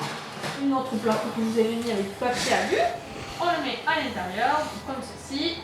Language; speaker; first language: French; native; French